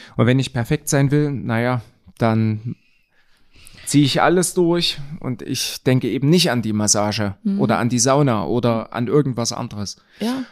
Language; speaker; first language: German; native; German